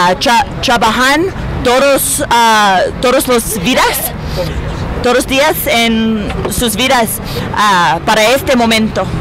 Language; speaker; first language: Spanish; non-native, learner; English